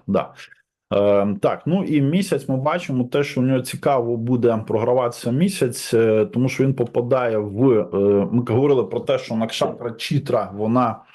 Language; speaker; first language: Ukrainian; non-native, local second language; Russian